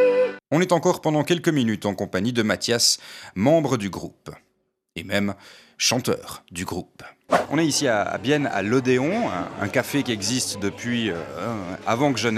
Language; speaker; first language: French; native; French